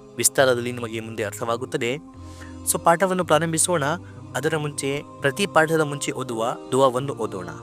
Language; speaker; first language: Kannada; non-native, local second language; Urdu